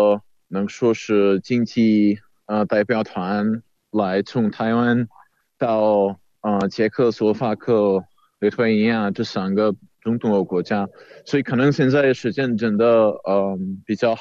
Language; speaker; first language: Chinese; non-native, fluent; Czech